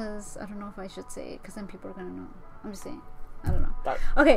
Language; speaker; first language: English; native; English